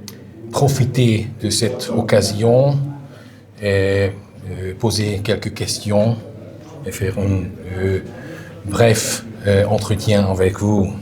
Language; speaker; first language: French; non-native, learner; Hungarian